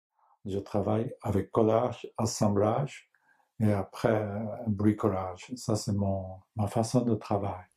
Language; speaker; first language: French; non-native, learner; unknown